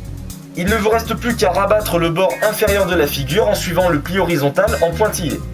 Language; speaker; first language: French; native; French